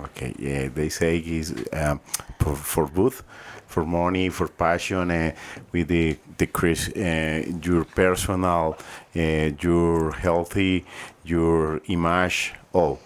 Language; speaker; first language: English; non-native, learner; Spanish